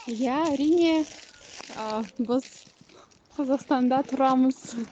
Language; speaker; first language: Kazakh; non-native, local second language; Russian